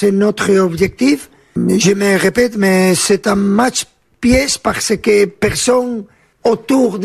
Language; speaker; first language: French; non-native, learner; Spanish